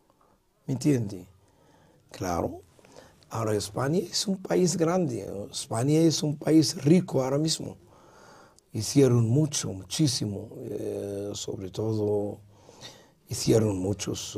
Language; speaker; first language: Spanish; non-native, learner; Arabic